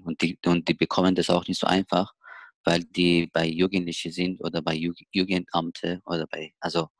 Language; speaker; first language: German; non-native, learner; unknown